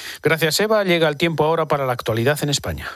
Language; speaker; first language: Spanish; native; Spanish